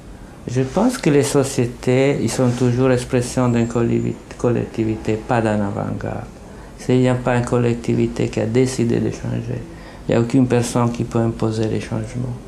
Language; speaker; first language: French; non-native, fluent; Italian